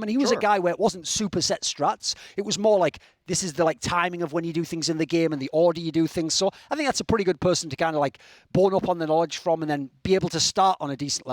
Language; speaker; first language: English; native; English